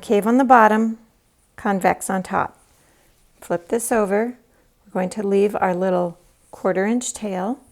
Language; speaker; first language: English; native; English